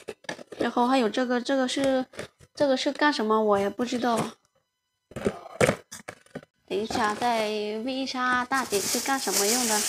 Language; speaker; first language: Chinese; non-native, fluent; Lao